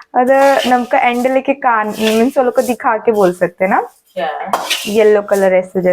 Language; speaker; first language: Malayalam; non-native, learner; Kannada